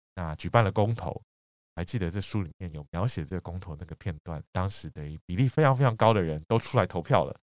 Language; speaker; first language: Chinese; native; Chinese